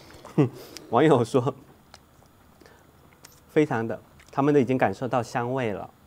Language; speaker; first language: Chinese; native; Chinese